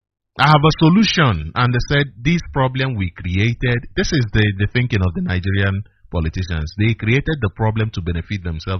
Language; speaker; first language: English; non-native, local second language; Igbo